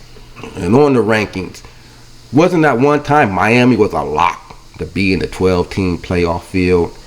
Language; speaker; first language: English; native; English